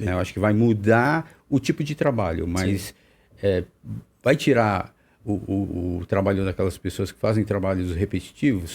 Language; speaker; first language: Portuguese; native; Portuguese